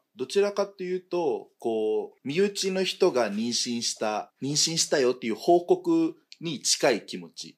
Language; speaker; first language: Japanese; non-native, fluent; Filipino